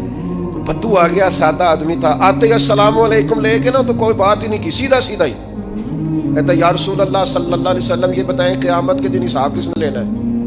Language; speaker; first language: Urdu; non-native, local second language; Punjabi